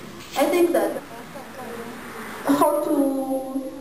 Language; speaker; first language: English; non-native, learner; Malagasy